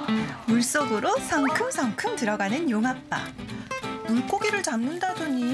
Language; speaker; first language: Korean; native; Korean